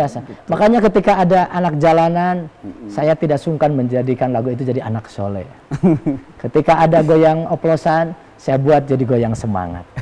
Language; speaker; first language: Indonesian; native; Indonesian